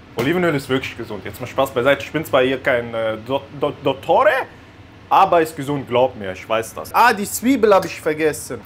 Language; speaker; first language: German; early bilingual, other home language; Italian